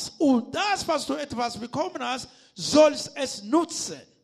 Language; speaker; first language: German; non-native, learner; Lingala